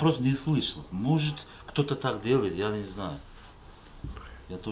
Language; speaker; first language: Russian; non-native, local second language; Uzbek